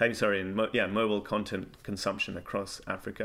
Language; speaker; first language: English; native; English